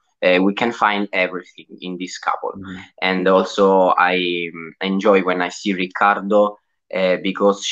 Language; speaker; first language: English; non-native, learner; Italian